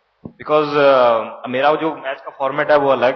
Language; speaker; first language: Hindi; native; Hindi